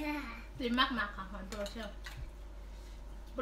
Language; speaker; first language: Chinese; non-native, learner; Thai